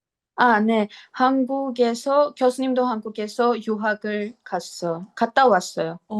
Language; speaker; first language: Korean; non-native, learner; Armenian